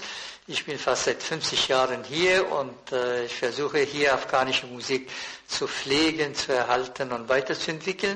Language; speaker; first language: German; non-native, fluent; Persian